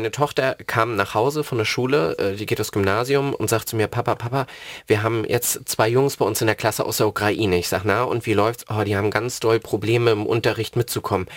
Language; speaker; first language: German; native; German